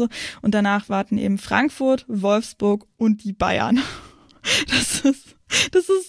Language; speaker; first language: German; native; German